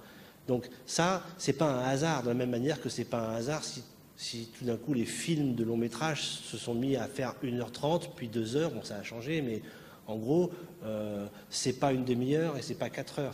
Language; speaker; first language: French; native; French